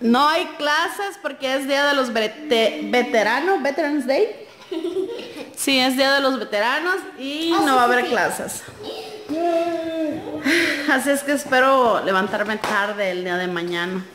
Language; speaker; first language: Spanish; native; Spanish